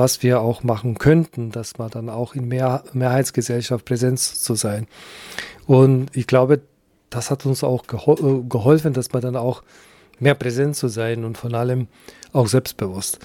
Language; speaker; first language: German; non-native, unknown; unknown